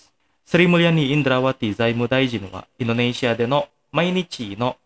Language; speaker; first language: Japanese; non-native, fluent; Indonesian